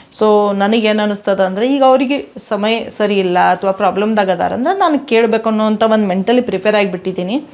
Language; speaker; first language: Kannada; native; Kannada